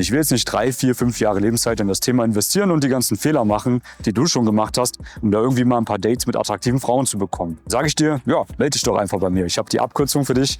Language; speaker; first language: German; native; German